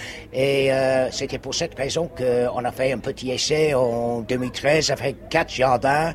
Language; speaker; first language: French; non-native, fluent; English